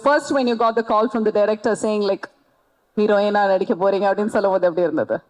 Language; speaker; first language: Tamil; native; Tamil